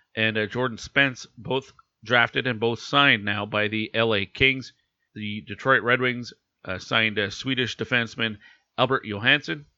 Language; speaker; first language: English; native; English